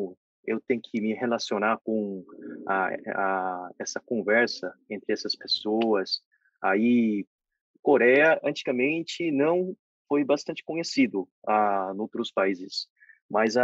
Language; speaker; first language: Portuguese; non-native, fluent; Korean